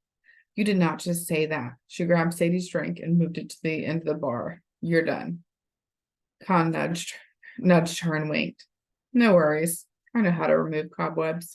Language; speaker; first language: English; native; English